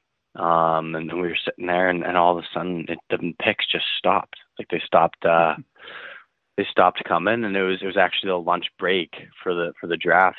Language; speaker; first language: English; native; English